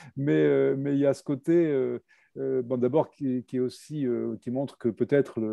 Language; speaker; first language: French; native; French